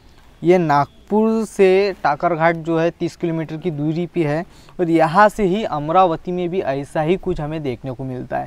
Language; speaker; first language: Hindi; non-native, local second language; Marathi